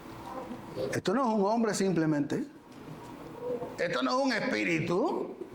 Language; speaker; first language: Spanish; native; Spanish